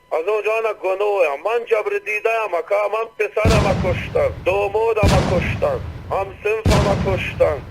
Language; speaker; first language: Tajik; non-native, local second language; Shughni